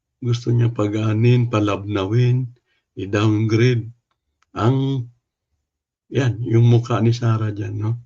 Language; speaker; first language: Filipino; non-native, local second language; Cebuano